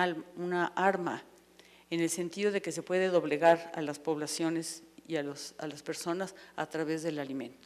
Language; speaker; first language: Spanish; native; Spanish